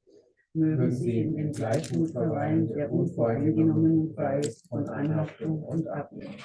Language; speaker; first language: German; native; German